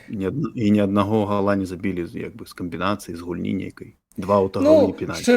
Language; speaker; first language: Belarusian; non-native, local second language; Russian